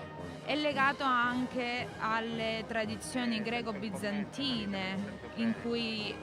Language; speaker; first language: Italian; native; Italian